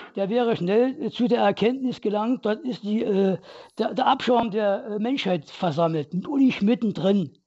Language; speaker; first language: German; native; German